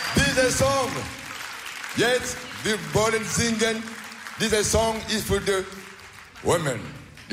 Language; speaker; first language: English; non-native, learner; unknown